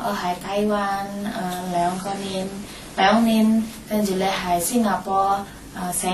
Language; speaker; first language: Cantonese; non-native, learner; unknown